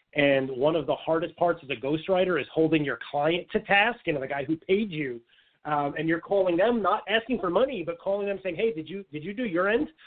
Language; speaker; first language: English; native; English